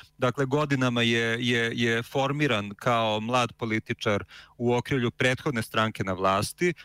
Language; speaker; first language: Serbian; native; Serbian